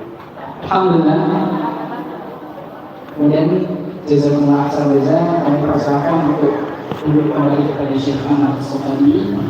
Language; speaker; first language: Malay; native; Malay